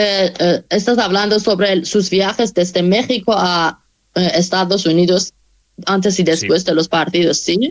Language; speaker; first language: Spanish; non-native, fluent; Persian